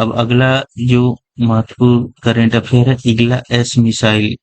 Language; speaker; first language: Hindi; native; Hindi